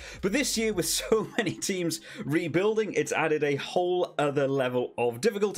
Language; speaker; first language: English; native; English